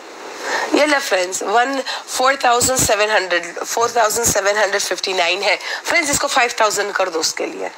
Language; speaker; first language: Hindi; non-native, local second language; Pashto